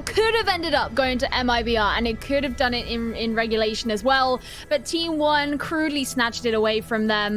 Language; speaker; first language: English; native; English